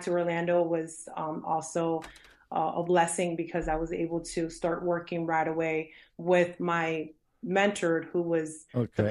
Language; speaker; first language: English; early bilingual, other home language; Spanish